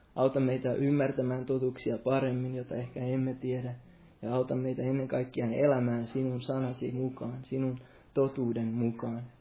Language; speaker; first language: Finnish; non-native, local second language; Swedish